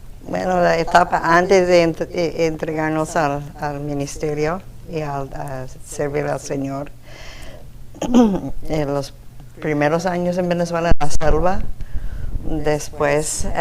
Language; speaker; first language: Spanish; non-native, fluent; English